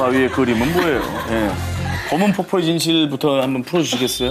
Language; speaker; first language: Korean; native; Korean